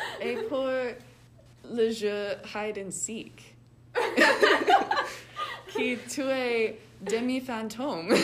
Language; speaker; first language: French; non-native, learner; English